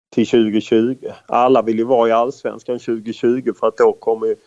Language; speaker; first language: Swedish; native; Swedish